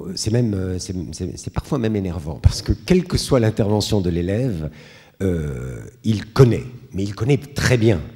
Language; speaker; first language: French; native; French